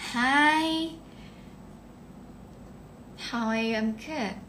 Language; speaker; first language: English; non-native, learner; Thai